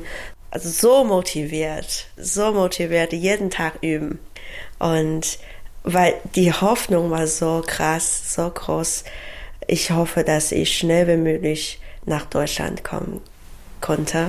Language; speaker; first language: German; non-native, learner; Chinese